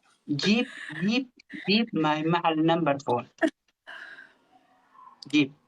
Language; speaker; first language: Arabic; non-native, learner; Oromo